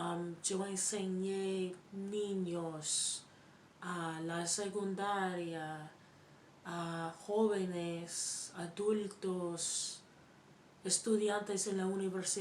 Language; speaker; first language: Spanish; non-native, learner; English